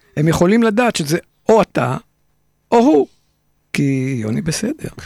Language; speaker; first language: Hebrew; native; Hebrew